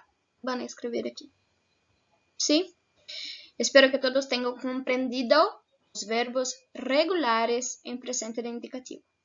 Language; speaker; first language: Spanish; non-native, fluent; Portuguese